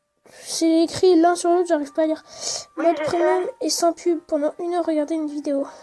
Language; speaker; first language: French; native; French